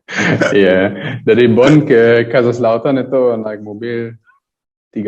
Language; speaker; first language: Indonesian; early bilingual, heritage; German